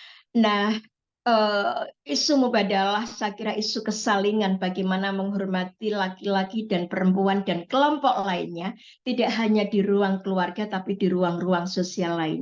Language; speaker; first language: Indonesian; native; Indonesian